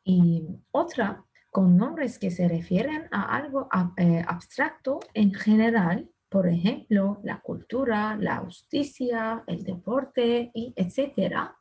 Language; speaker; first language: Spanish; non-native, fluent; Turkish